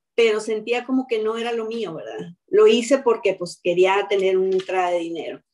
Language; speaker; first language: Spanish; native; Spanish